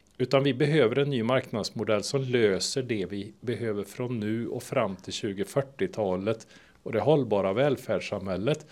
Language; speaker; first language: Swedish; native; Swedish